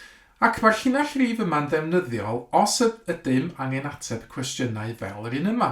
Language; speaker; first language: Welsh; native; Welsh